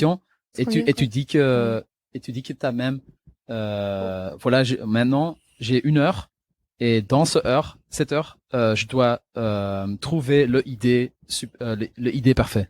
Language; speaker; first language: French; non-native, local second language; Dutch